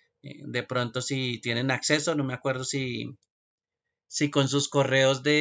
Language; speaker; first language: Spanish; native; Spanish